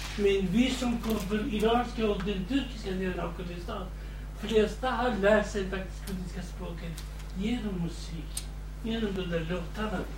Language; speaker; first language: Swedish; non-native, fluent; Kurdish